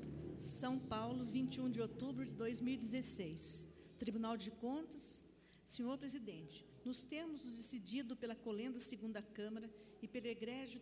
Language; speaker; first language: Portuguese; native; Portuguese